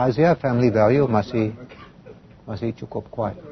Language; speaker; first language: Indonesian; non-native, fluent; English